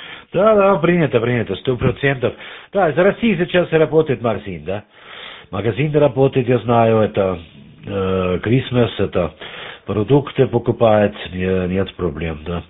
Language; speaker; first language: Russian; non-native, learner; German